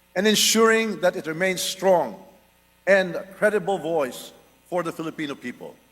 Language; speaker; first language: English; non-native, local second language; Filipino